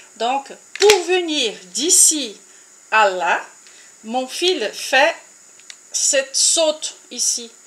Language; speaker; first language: French; non-native, fluent; Portuguese